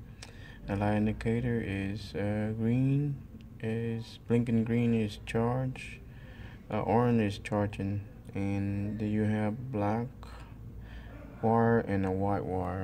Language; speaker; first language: English; non-native, fluent; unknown